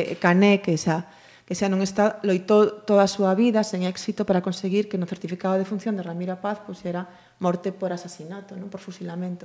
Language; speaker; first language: Galician; non-native, local second language; Spanish